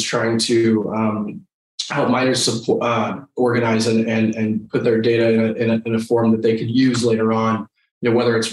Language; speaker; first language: English; native; English